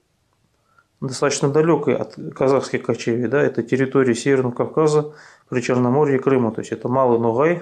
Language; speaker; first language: Russian; native; Russian